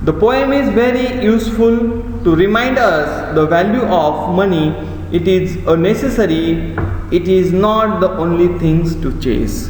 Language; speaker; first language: English; non-native, local second language; Marathi